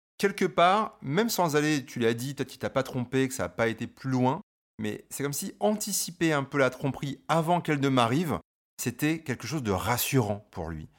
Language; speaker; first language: French; native; French